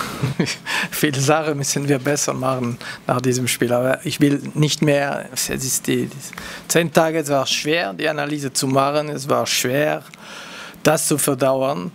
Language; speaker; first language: German; non-native, local second language; French